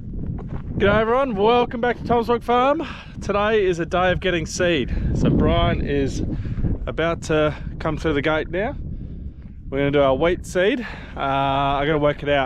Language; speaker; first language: English; native; English